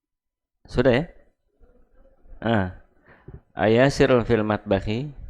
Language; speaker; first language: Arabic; non-native, fluent; Indonesian